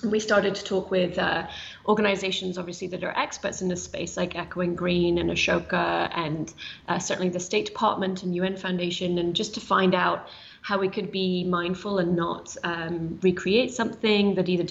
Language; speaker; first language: English; native; English